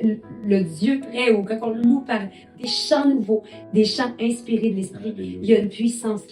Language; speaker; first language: French; native; French